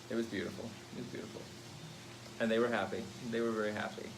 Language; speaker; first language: English; native; English